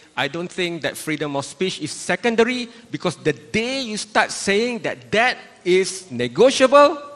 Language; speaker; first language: English; non-native, local second language; Malay